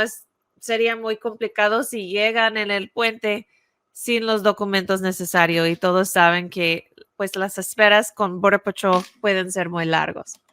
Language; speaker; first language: Spanish; non-native, fluent; English